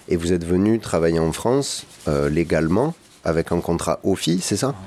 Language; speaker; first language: French; native; French